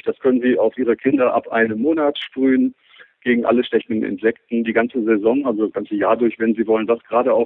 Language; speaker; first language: German; native; German